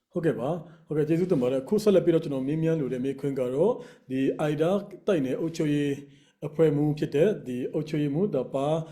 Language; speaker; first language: Burmese; non-native, local second language; Hakha Chin